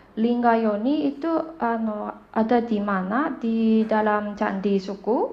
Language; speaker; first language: Indonesian; non-native, fluent; Japanese